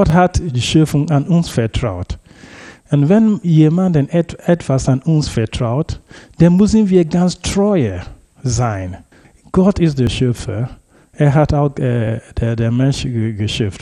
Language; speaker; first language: German; non-native, fluent; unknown